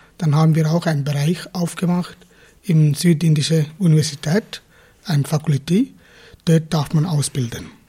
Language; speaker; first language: German; non-native, fluent; Tamil